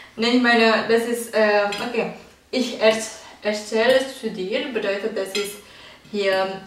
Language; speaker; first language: German; non-native, learner; Indonesian